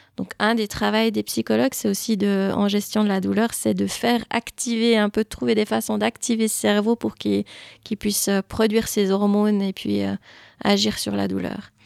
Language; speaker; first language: French; native; French